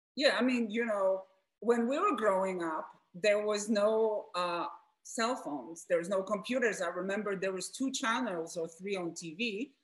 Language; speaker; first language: English; non-native, fluent; Polish